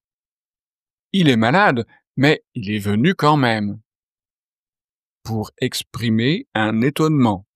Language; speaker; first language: French; native; French